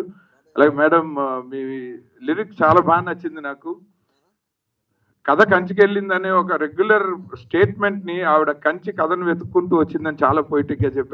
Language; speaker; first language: Telugu; native; Telugu